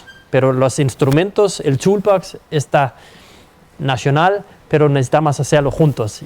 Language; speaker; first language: Spanish; non-native, fluent; Danish